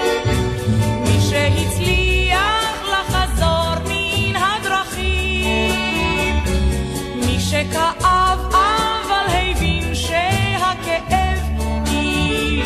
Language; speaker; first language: Hebrew; native; Hebrew